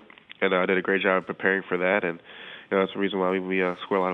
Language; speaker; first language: English; native; English